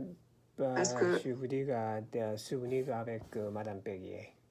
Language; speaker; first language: French; non-native, learner; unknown